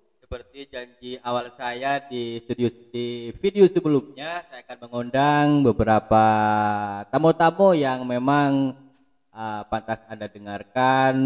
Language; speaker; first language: Indonesian; non-native, local second language; Madurese